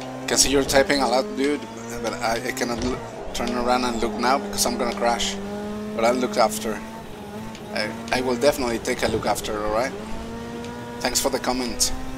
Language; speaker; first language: English; non-native, fluent; Spanish